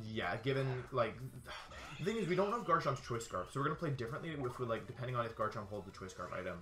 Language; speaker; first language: English; native; English